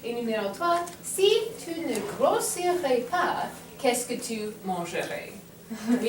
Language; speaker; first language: French; non-native, fluent; English